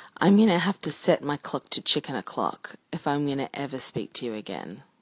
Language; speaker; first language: English; non-native, fluent; Japanese